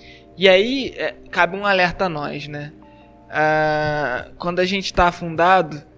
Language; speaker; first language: Portuguese; native; Portuguese